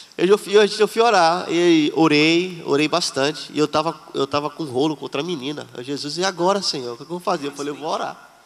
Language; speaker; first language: Portuguese; native; Portuguese